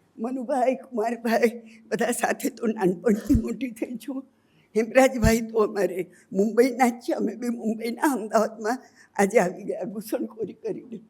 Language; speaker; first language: Gujarati; native; Gujarati